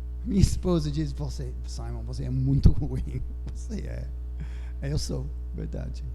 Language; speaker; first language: Portuguese; non-native, fluent; English